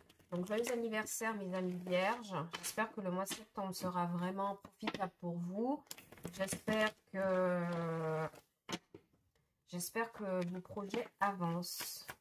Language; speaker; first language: French; native; French